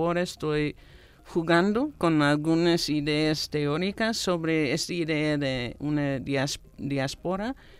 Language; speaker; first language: Spanish; non-native, fluent; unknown